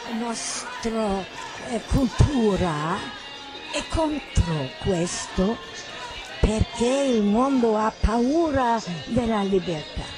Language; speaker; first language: Italian; non-native, fluent; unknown